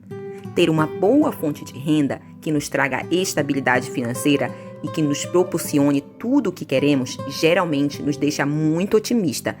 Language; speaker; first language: Portuguese; native; Portuguese